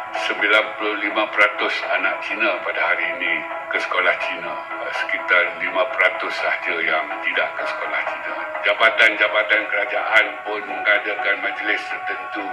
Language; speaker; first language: Malay; native; Malay